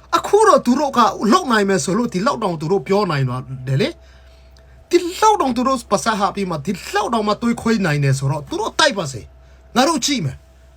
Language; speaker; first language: Burmese; non-native, local second language; Hakha Chin